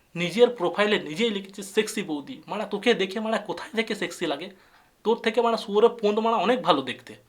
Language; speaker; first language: Bangla; non-native, local second language; Santali